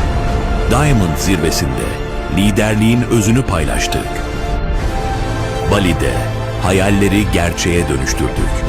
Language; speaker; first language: Turkish; native; Turkish